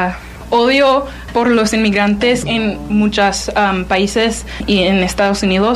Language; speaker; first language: Spanish; non-native, learner; English